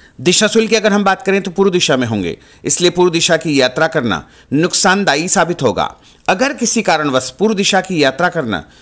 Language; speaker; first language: Hindi; native; Hindi